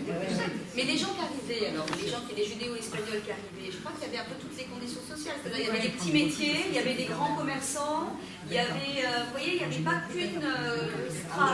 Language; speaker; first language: French; native; French